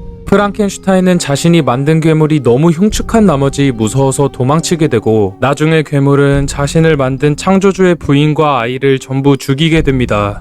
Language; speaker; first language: Korean; native; Korean